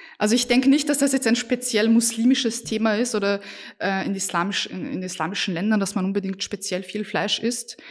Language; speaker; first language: German; early bilingual, other home language; Bosnian